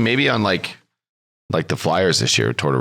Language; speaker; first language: English; native; English